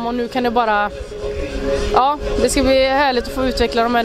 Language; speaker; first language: Swedish; native; Swedish